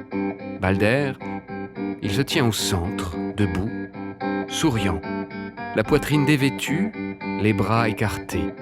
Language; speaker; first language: French; native; French